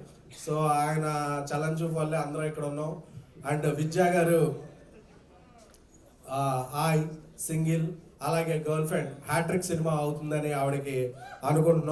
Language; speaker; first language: Telugu; native; Telugu